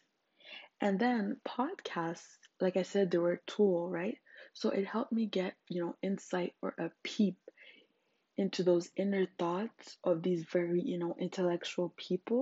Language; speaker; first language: English; non-native, local second language; Shona